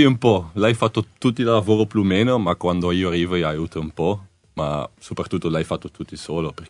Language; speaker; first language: Italian; non-native, learner; Dutch